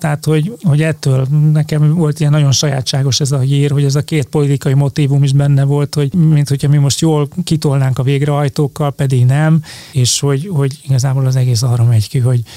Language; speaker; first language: Hungarian; native; Hungarian